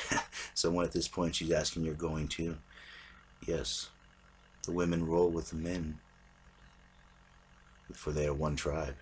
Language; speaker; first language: English; native; English